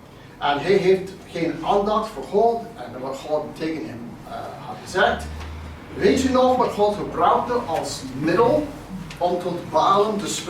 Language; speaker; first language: Dutch; non-native, fluent; English